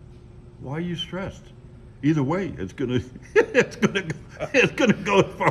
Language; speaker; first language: English; native; English